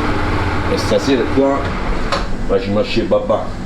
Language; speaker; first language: Italian; native; Italian